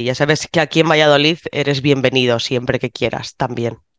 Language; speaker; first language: Spanish; native; Spanish